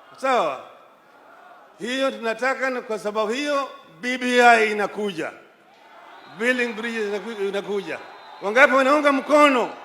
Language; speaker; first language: Swahili; non-native, local second language; Luo (Kenya and Tanzania)